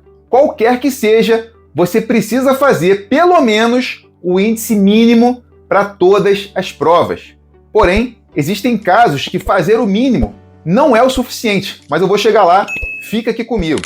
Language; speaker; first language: Portuguese; native; Portuguese